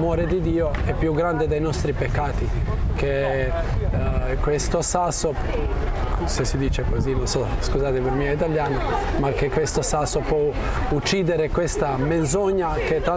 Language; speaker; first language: Italian; non-native, fluent; Croatian